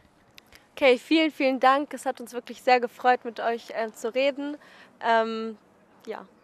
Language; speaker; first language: German; native; German